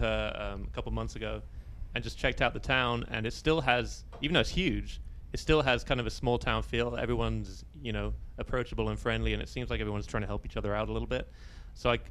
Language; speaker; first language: English; native; English